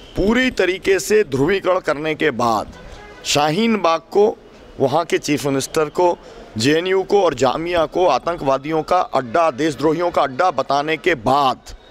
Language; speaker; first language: Hindi; native; Hindi